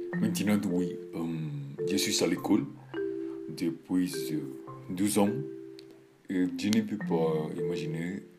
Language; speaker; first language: French; non-native, learner; Spanish